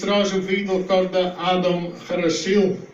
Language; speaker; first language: Russian; non-native, learner; Dutch